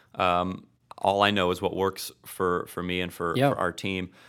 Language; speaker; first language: English; native; English